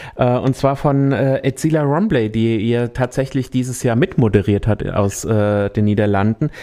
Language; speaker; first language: German; early bilingual, other home language; Spanish